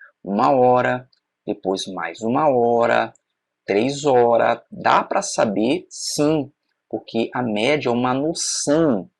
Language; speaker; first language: Portuguese; native; Portuguese